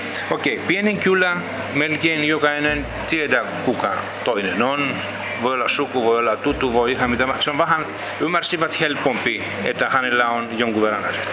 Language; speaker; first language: Finnish; non-native, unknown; Greek